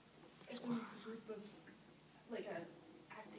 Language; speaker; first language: Spanish; non-native, learner; English